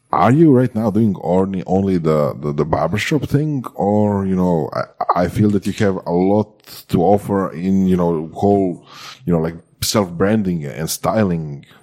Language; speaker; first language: English; non-native, fluent; Croatian